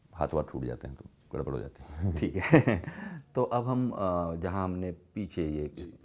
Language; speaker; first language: Hindi; native; Hindi